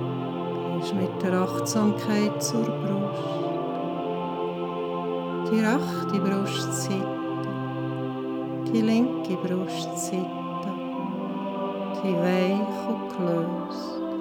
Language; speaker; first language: German; native; German